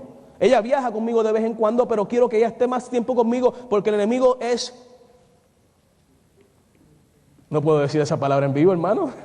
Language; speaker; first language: Spanish; native; Spanish